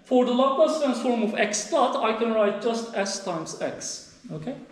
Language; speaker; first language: English; non-native, fluent; Turkish